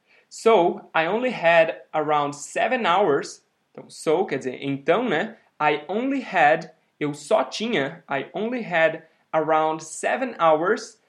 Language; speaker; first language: English; non-native, fluent; Portuguese